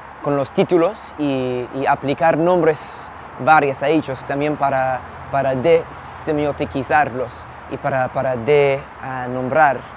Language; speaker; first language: Spanish; non-native, fluent; English